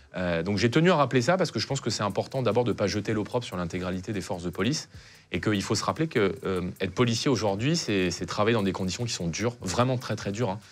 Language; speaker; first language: French; native; French